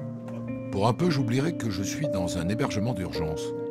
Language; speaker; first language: French; native; French